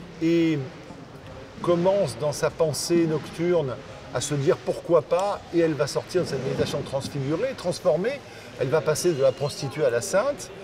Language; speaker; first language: French; native; French